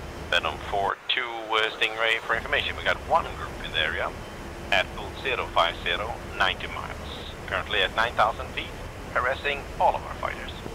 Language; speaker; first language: English; non-native, fluent; Swedish